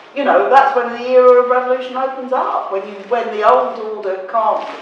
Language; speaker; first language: English; native; English